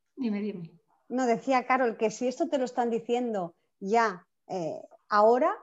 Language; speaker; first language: Spanish; native; Spanish